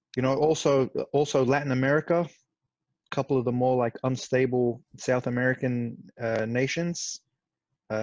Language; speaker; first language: English; non-native, fluent; Arabic